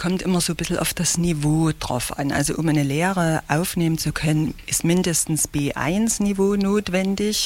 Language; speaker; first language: German; native; German